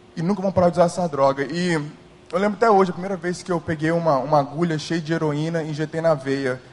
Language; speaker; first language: Portuguese; early bilingual, heritage; English